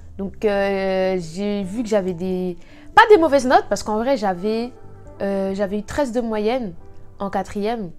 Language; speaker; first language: French; native; French